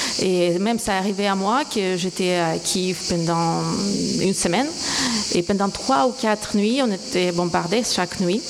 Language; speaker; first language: French; non-native, fluent; Ukrainian